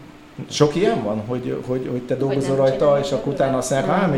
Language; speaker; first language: Hungarian; native; Hungarian